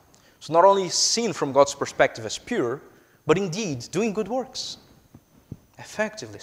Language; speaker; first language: English; non-native, fluent; Portuguese